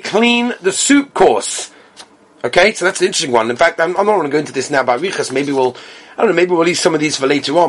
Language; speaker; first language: English; native; English